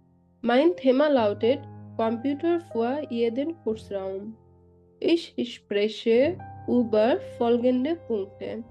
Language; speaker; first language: German; non-native, learner; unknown